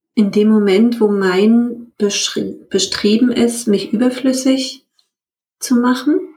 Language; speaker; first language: German; native; German